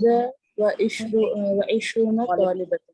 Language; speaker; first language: Arabic; non-native, learner; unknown